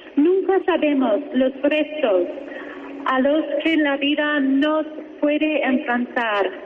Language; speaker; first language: Spanish; non-native, fluent; English